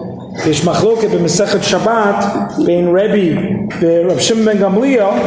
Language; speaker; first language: Hebrew; non-native, fluent; English